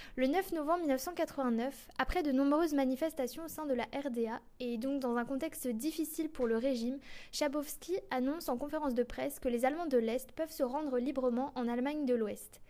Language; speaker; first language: French; native; French